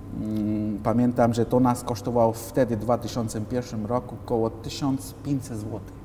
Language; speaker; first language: Polish; non-native, fluent; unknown